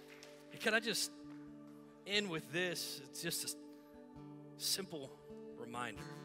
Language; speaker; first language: English; native; English